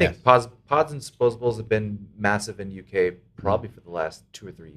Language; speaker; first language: English; native; English